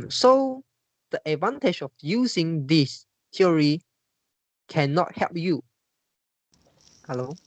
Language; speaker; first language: English; non-native, fluent; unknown